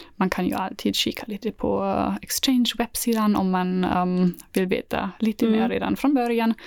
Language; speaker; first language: Swedish; non-native, fluent; German